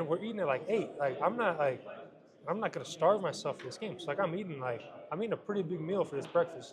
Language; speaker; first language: English; native; English